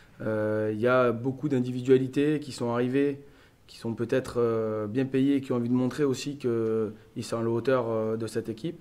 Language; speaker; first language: French; native; French